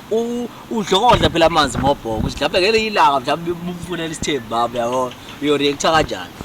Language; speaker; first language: Zulu; native; Zulu